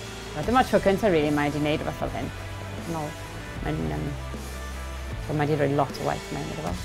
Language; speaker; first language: Welsh; native; Welsh